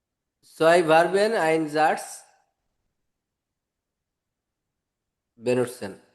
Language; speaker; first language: German; non-native, fluent; Bangla